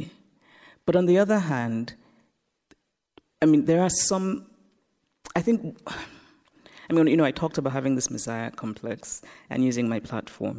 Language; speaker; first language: English; non-native, local second language; Igbo